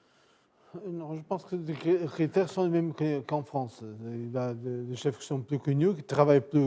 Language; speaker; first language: French; non-native, fluent; Portuguese